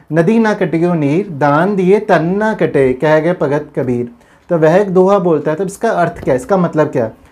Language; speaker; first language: Hindi; non-native, local second language; Punjabi